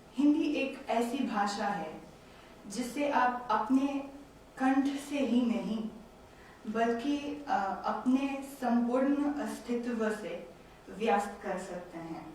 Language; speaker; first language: Hindi; non-native, learner; Romanian